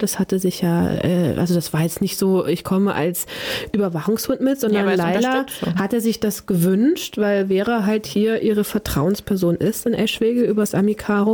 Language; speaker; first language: German; native; German